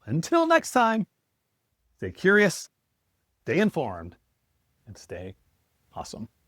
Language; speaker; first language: English; native; English